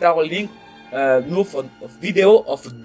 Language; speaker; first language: German; non-native, learner; French